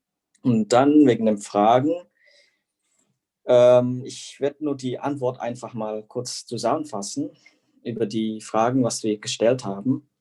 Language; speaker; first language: German; non-native, fluent; Indonesian